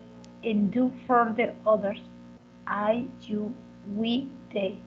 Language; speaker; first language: English; non-native, learner; Spanish